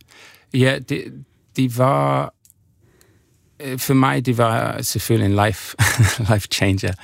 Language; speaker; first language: Danish; non-native, fluent; English